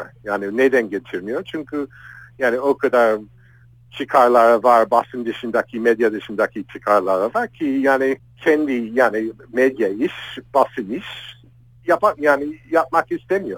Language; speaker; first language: Turkish; non-native, fluent; English